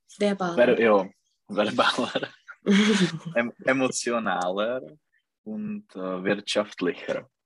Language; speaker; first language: German; non-native, learner; Czech